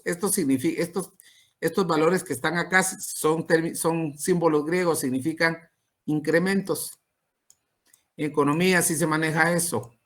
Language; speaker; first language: Spanish; native; Spanish